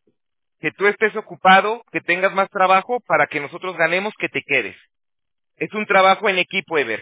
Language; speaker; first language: Spanish; native; Spanish